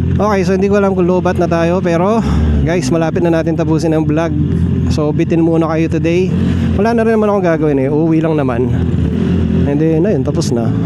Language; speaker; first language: Filipino; non-native, local second language; Pampanga